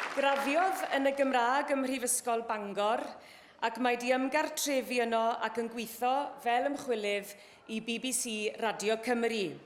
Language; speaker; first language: Welsh; native; Welsh